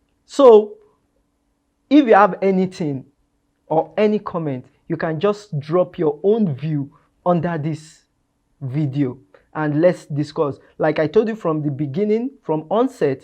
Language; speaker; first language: English; non-native, local second language; Yoruba